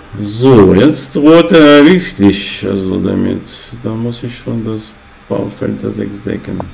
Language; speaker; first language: German; non-native, fluent; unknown